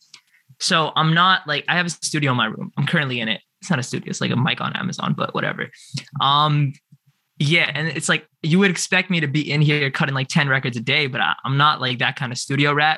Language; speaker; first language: English; native; English